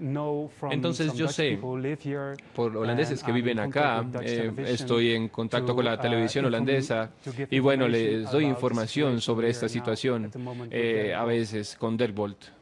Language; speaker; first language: Spanish; non-native, fluent; Dutch